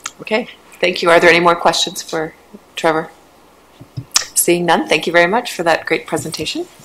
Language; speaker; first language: English; native; English